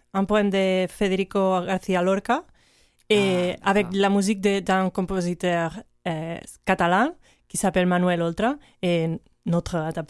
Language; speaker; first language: French; non-native, learner; Catalan